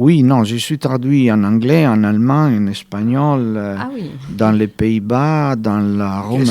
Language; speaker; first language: French; non-native, fluent; Italian